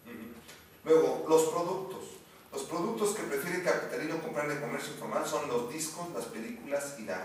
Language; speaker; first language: Spanish; native; Spanish